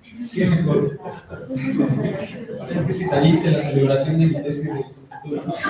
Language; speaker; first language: Spanish; native; Spanish